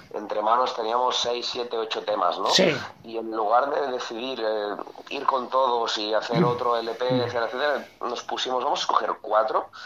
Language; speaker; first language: Spanish; non-native, local second language; Catalan